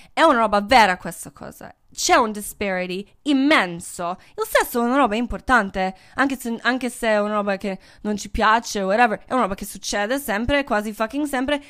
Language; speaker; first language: Italian; non-native, fluent; English